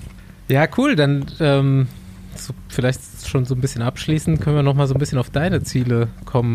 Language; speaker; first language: German; native; German